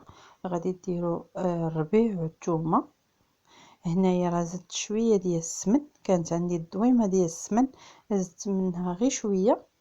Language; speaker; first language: Arabic; native; Arabic